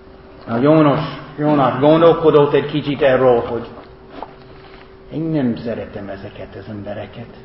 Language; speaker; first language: Hungarian; non-native, fluent; English